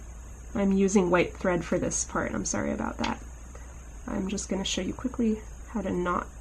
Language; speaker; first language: English; native; English